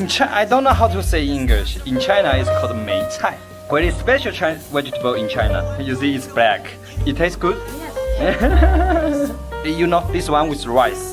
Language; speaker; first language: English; non-native, learner; Chinese